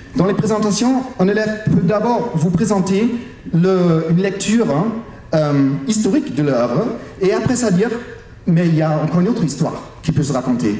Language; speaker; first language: French; non-native, fluent; German